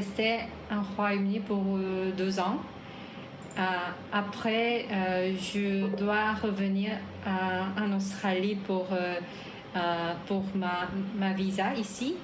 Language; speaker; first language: French; non-native, learner; Korean